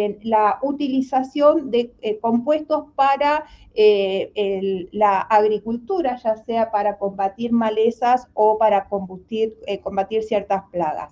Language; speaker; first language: Spanish; native; Spanish